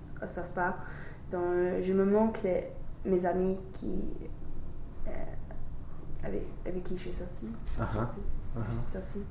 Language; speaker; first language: French; non-native, learner; English